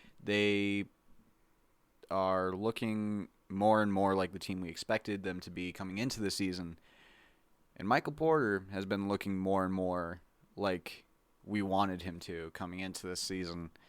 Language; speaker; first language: English; native; English